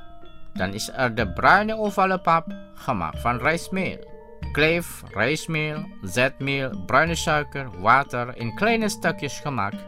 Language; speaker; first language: Dutch; non-native, fluent; Indonesian